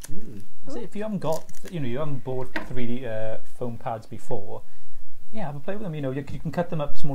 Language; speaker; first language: English; native; English